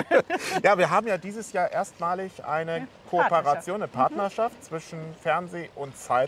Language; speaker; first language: German; native; German